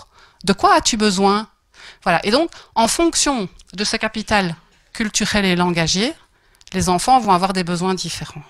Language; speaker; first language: French; native; French